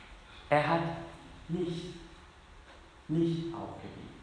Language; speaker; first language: German; non-native, fluent; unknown